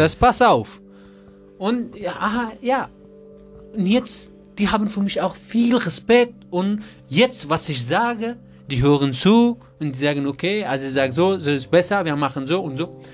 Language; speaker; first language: German; non-native, learner; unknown